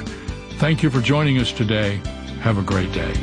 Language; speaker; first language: English; native; English